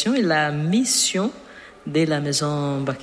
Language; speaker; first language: French; non-native, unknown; Portuguese